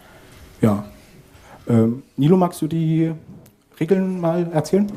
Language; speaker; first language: German; native; German